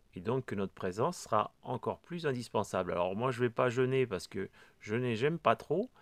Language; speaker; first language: French; native; French